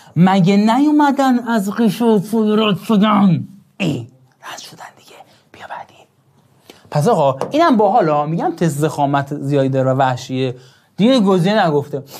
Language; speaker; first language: Persian; non-native, local second language; Azerbaijani